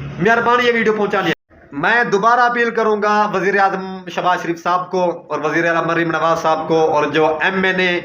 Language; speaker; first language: Urdu; non-native, local second language; Saraiki